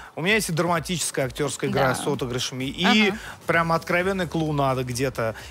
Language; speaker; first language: Russian; native; Russian